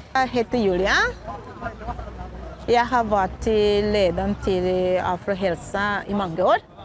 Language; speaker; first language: Norwegian; non-native, fluent; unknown